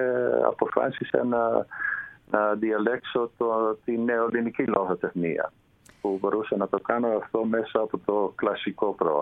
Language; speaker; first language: Greek; non-native, fluent; Dutch